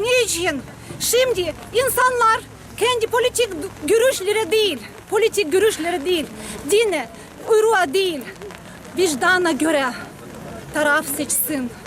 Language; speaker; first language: Turkish; non-native, fluent; Ukrainian